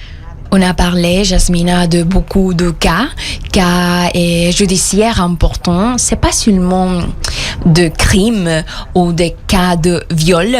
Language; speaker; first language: French; non-native, fluent; Spanish